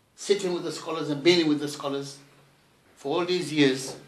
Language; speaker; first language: English; native; English